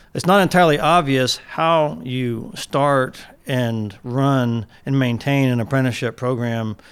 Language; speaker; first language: English; native; English